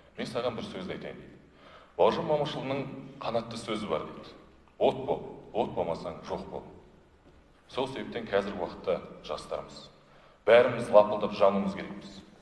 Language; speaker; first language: Kazakh; non-native, local second language; Russian